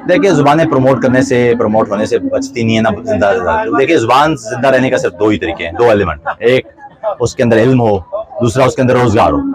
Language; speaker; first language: Urdu; native; Urdu